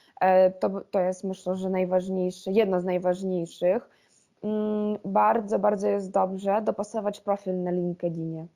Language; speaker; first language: Polish; non-native, fluent; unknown